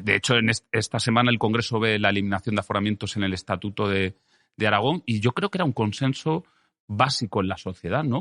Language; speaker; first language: Spanish; native; Spanish